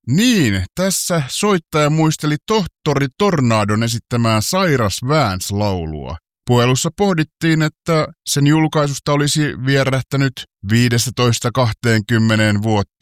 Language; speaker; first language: Finnish; native; Finnish